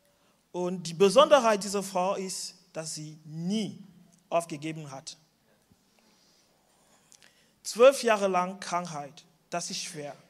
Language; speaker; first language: German; non-native, fluent; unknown